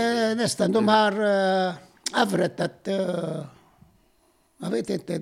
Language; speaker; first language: Swedish; non-native, fluent; Arabic